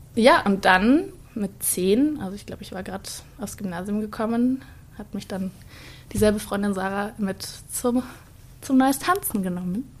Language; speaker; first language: German; native; German